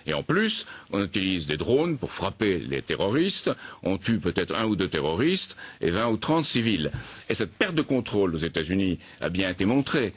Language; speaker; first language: French; native; French